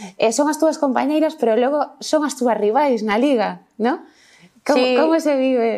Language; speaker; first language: Galician; non-native, local second language; Spanish